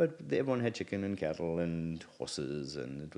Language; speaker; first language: English; native; English